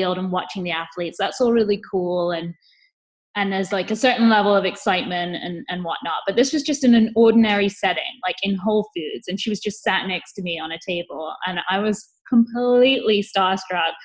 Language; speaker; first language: English; native; English